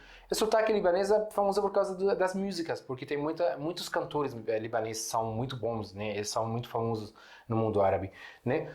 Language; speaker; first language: Portuguese; non-native, fluent; Arabic